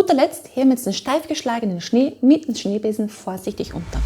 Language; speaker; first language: German; native; German